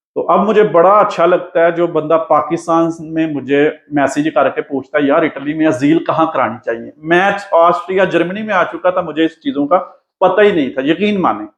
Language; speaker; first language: Urdu; non-native, local second language; Punjabi